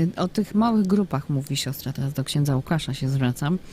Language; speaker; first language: Polish; native; Polish